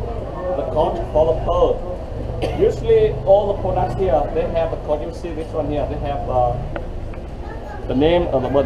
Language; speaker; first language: English; non-native, learner; Vietnamese